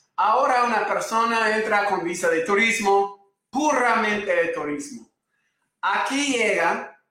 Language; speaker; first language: Spanish; non-native, fluent; English